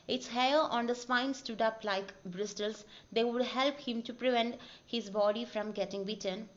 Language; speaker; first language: English; non-native, local second language; Malayalam